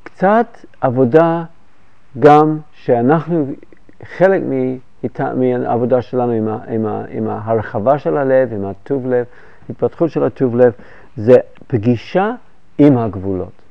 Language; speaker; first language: Hebrew; non-native, fluent; English